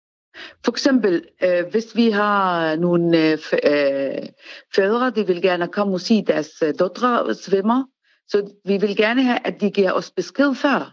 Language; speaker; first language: Danish; non-native, learner; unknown